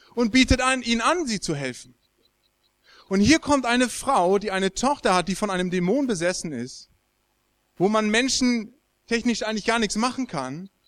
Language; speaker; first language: German; native; German